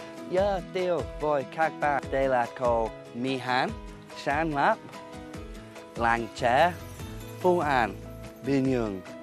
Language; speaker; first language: Vietnamese; non-native, learner; English